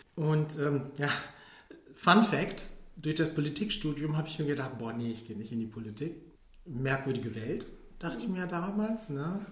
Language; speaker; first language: German; early bilingual, other home language; Filipino